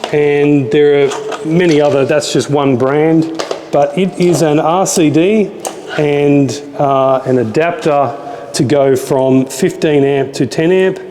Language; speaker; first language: English; native; English